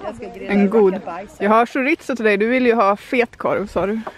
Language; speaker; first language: Swedish; native; Swedish